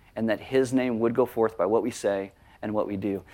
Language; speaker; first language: English; native; English